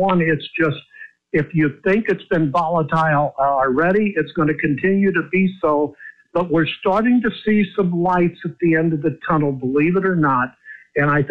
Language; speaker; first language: English; native; English